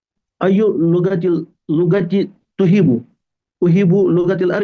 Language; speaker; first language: Arabic; non-native, learner; Urdu